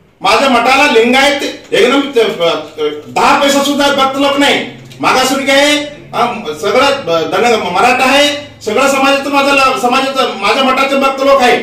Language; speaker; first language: Marathi; non-native, local second language; Kannada